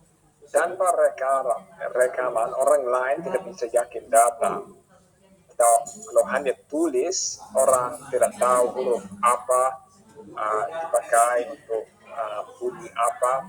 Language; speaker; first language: Indonesian; non-native, fluent; English